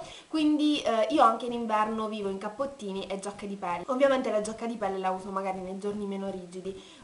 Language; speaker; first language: Italian; native; Italian